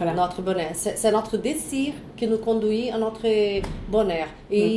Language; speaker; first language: French; non-native, fluent; Portuguese